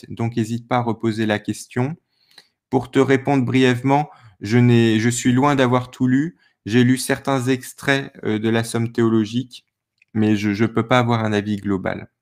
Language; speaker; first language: French; native; French